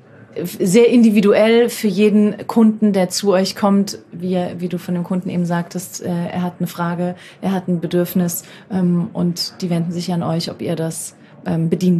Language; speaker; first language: German; native; German